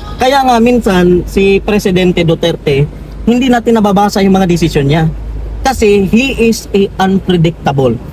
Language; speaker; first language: Filipino; non-native, local second language; Cebuano